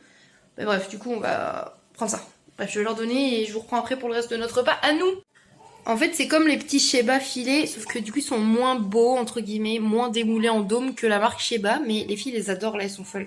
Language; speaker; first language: French; native; French